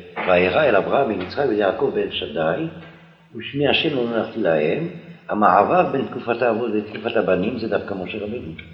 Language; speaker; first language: Hebrew; non-native, fluent; French